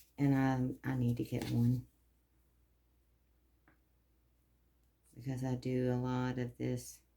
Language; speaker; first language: English; native; English